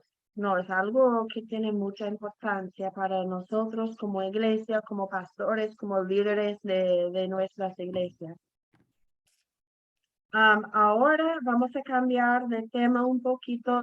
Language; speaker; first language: Spanish; non-native, fluent; English